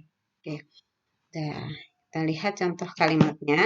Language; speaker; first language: Indonesian; native; Indonesian